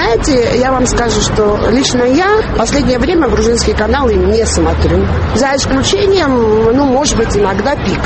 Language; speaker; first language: Russian; native; Russian